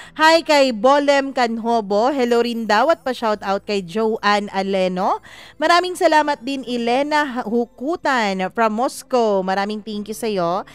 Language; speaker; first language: Filipino; non-native, local second language; Cebuano